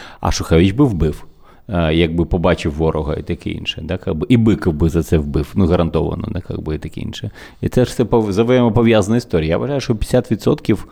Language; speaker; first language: Ukrainian; native; Ukrainian